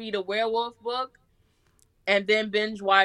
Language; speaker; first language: English; native; English